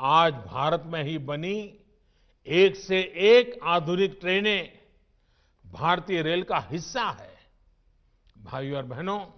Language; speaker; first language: Hindi; non-native, local second language; Gujarati